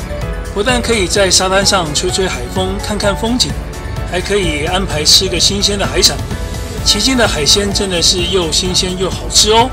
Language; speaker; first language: Chinese; native; Chinese